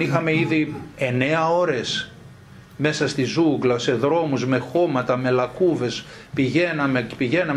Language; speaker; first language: Greek; native; Greek